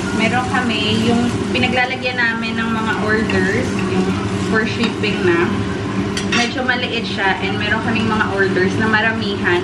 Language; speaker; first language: Filipino; non-native, local second language; Hiligaynon